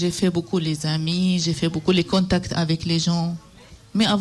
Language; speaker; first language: French; non-native, learner; Arabic